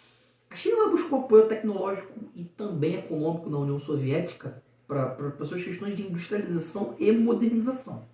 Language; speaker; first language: Portuguese; native; Portuguese